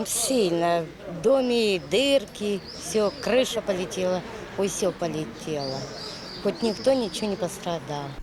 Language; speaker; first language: Russian; native; Russian